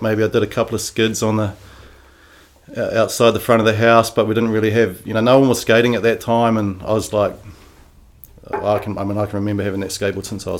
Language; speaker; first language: English; native; English